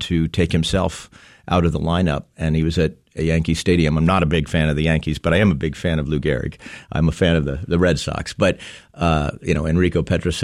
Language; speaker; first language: English; native; English